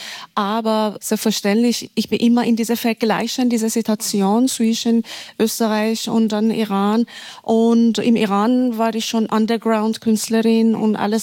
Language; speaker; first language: German; non-native, fluent; Persian